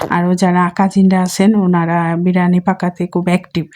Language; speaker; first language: Bangla; non-native, local second language; Sylheti